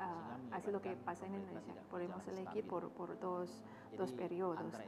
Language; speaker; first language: Spanish; non-native, fluent; Indonesian